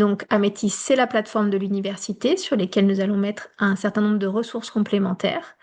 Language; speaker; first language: French; native; French